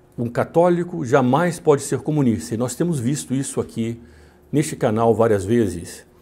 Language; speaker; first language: Portuguese; native; Portuguese